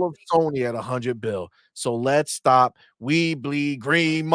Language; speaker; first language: English; native; English